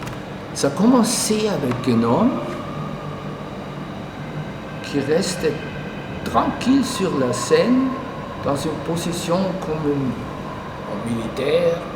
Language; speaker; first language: French; non-native, learner; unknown